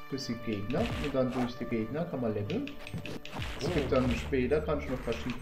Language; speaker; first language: German; native; German